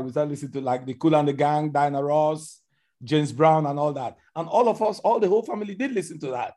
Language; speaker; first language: English; non-native, local second language; Igbo